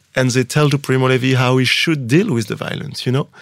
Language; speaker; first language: English; non-native, fluent; French